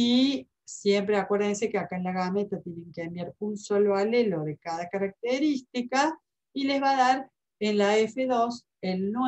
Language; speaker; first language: Spanish; native; Spanish